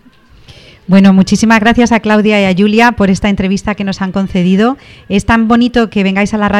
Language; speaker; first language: Spanish; native; Spanish